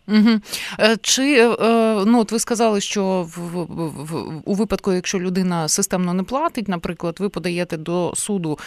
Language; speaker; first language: Ukrainian; native; Ukrainian